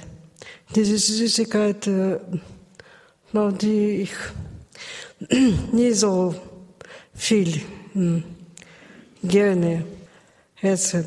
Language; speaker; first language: German; non-native, learner; Russian